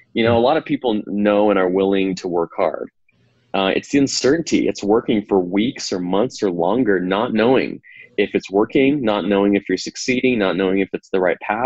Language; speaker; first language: English; native; English